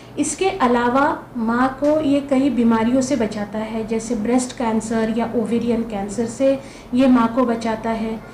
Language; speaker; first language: Hindi; non-native, local second language; Marathi